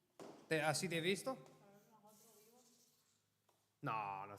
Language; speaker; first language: Spanish; early bilingual, heritage; Spanish